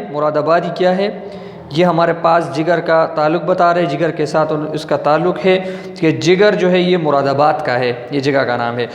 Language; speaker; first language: Urdu; non-native, local second language; Pashto